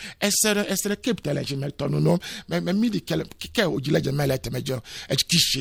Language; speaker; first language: Hungarian; non-native, learner; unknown